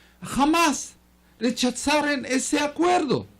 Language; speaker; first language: Spanish; non-native, learner; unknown